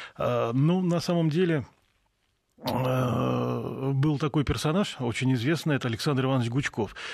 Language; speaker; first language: Russian; native; Russian